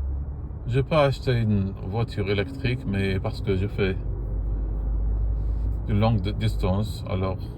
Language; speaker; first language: French; non-native, fluent; Arabic